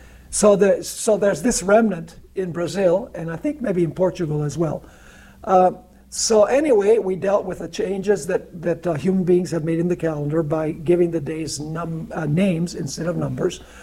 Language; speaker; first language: English; early bilingual, other home language; Spanish